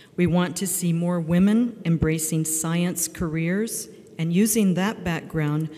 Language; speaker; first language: English; native; English